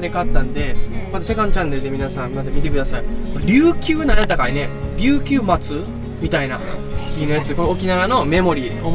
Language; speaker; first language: Japanese; native; Japanese